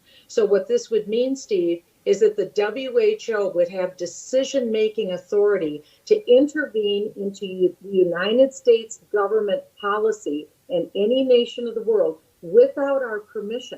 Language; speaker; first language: English; native; English